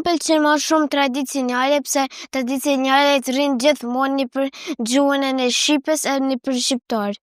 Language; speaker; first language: Albanian; early bilingual, heritage; Albanian